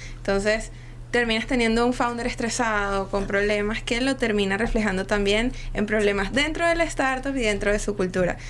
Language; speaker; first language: Spanish; native; Spanish